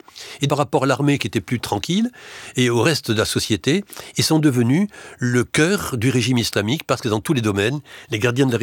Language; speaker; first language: French; native; French